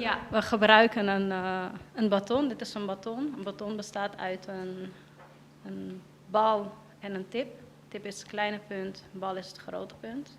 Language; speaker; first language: Dutch; native; Dutch